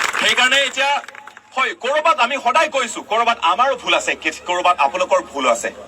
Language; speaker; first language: Assamese; non-native, local second language; Karbi